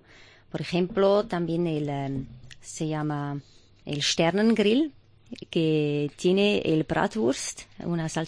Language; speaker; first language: Spanish; non-native, fluent; German